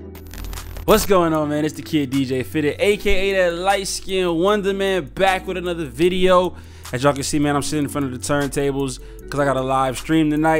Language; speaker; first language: English; native; English